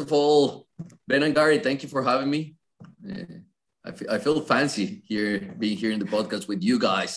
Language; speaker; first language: English; non-native, fluent; Spanish